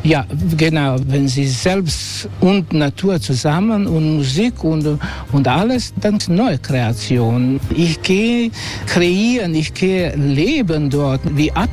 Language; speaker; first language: German; non-native, learner; Croatian